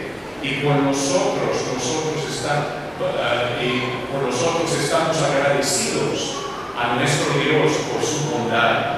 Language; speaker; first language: Spanish; non-native, learner; English